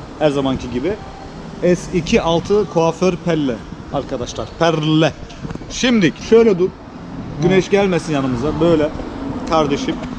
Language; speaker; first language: Turkish; early bilingual, heritage; Turkish